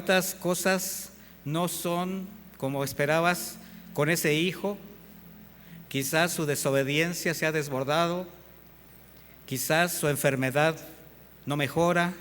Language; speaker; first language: Spanish; native; Spanish